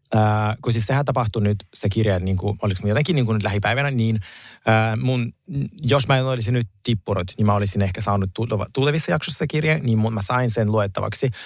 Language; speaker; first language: Finnish; non-native, fluent; Russian